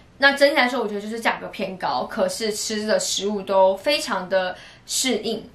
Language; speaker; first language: Chinese; native; Chinese